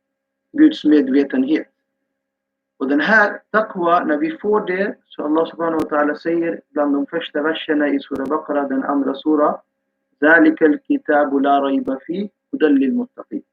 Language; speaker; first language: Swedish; non-native, fluent; Urdu